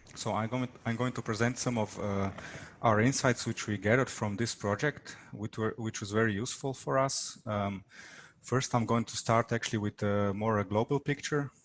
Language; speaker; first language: English; non-native, fluent; Slovenian